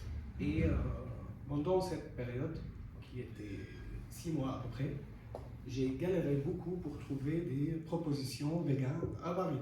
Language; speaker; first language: French; non-native, fluent; Arabic